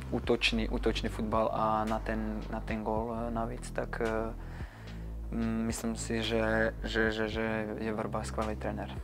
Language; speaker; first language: Czech; non-native, fluent; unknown